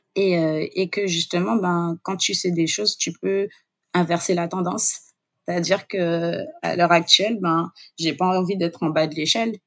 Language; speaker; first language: French; native; French